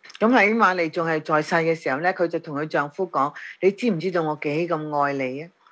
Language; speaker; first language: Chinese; non-native, local second language; Cantonese